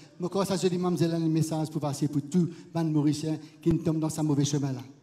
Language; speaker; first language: French; non-native, local second language; Morisyen